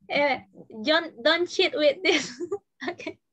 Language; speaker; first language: English; non-native, fluent; Indonesian